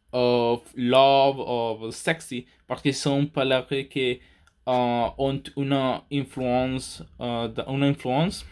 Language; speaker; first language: French; non-native, learner; Spanish